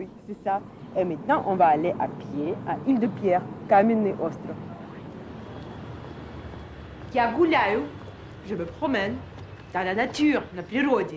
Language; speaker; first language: French; non-native, fluent; Russian